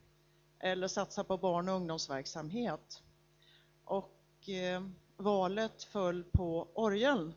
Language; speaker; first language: Swedish; native; Swedish